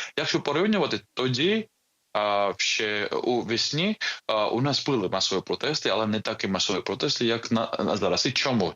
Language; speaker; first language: Ukrainian; non-native, fluent; Georgian